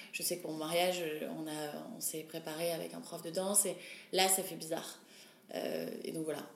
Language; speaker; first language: French; native; French